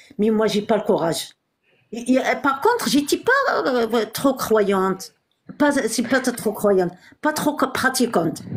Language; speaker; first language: French; non-native, local second language; Arabic